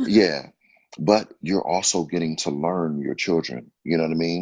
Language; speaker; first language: English; native; English